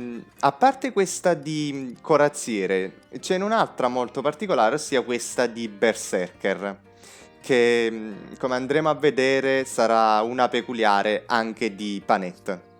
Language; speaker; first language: Italian; native; Italian